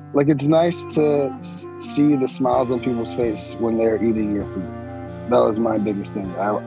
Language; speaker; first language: English; native; English